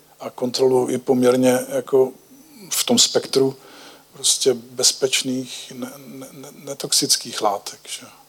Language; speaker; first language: Czech; native; Czech